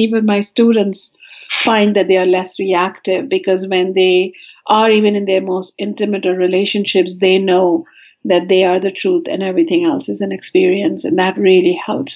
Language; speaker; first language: English; non-native, local second language; Hindi